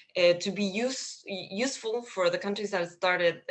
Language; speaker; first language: English; non-native, fluent; Spanish